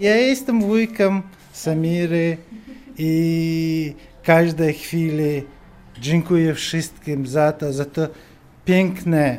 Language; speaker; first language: Polish; non-native, learner; Chechen